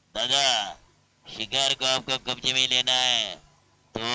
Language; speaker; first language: Hindi; non-native, local second language; Marathi